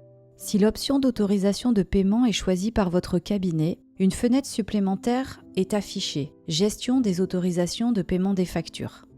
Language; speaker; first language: French; native; French